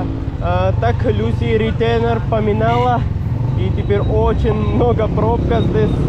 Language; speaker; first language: Russian; non-native, learner; Pashto